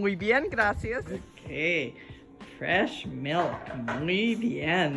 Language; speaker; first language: Spanish; non-native, learner; English